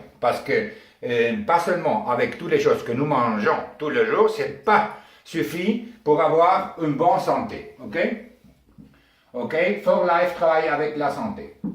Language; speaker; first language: French; non-native, learner; Spanish